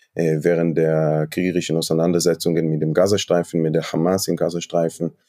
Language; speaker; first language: German; non-native, fluent; Hebrew